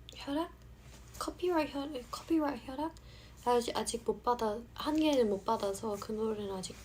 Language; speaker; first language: Korean; non-native, fluent; Vietnamese